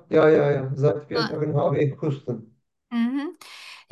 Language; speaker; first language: German; non-native, learner; Turkish